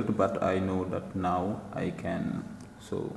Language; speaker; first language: English; non-native, learner; Wolof